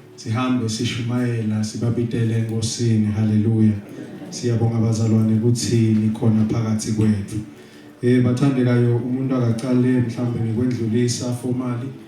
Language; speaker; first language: Zulu; non-native, local second language; Swati